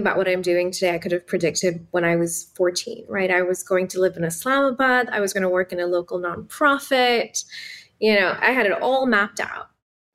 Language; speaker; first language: English; non-native, local second language; Urdu